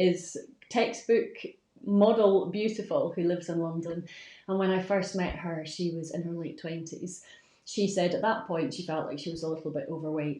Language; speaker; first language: English; native; English